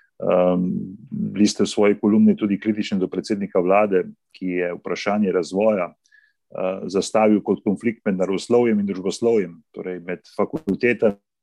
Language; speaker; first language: Slovenian; native; Slovenian